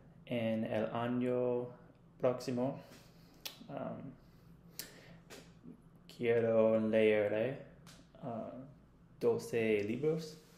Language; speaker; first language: Spanish; non-native, learner; English